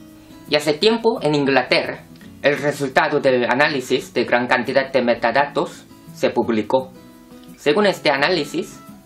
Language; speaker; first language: Spanish; non-native, fluent; Korean